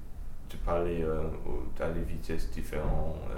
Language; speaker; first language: French; early bilingual, heritage; French